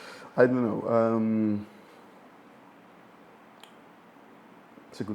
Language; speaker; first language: English; non-native, fluent; Dutch